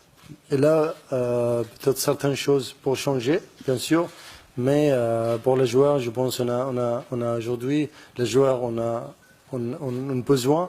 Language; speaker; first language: French; non-native, learner; Arabic